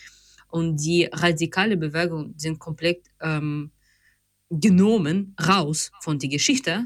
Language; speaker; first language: German; non-native, fluent; Ukrainian